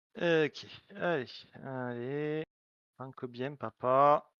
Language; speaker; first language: French; native; French